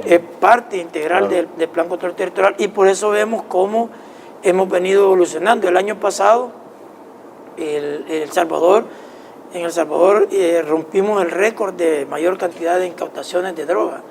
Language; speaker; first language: Spanish; native; Spanish